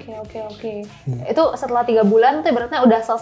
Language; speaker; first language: Indonesian; native; Indonesian